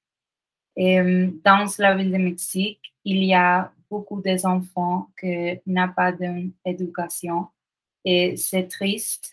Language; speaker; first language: French; non-native, learner; Spanish